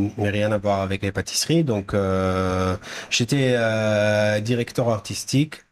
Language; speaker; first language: French; non-native, fluent; Hebrew